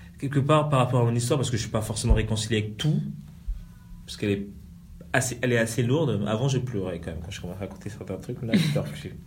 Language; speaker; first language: French; early bilingual, other home language; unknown